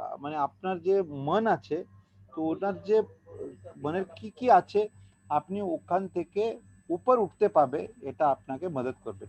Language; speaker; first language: Bangla; non-native, learner; Hindi